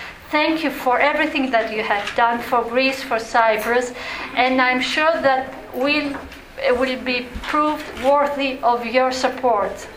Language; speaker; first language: English; non-native, fluent; Greek